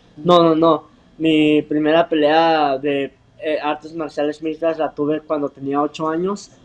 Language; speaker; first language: Spanish; early bilingual, heritage; Spanish